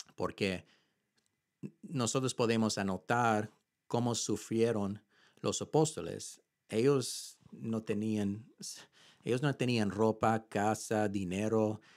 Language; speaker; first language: Spanish; early bilingual, heritage; Spanish